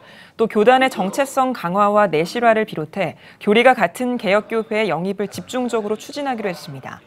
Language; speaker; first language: Korean; native; Korean